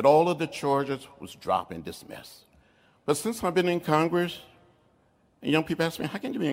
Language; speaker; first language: English; native; English